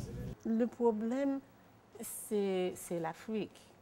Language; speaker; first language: French; non-native, learner; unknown